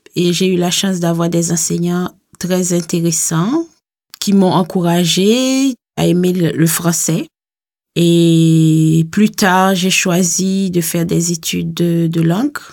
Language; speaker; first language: French; native; French